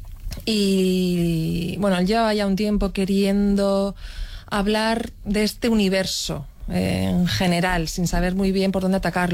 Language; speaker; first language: Spanish; native; Spanish